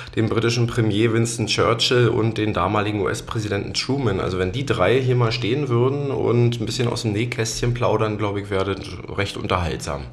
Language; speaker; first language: German; native; German